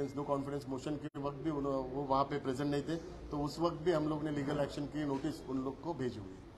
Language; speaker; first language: Hindi; non-native, local second language; Marathi